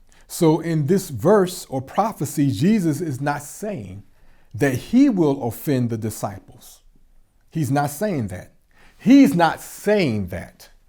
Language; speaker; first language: English; native; English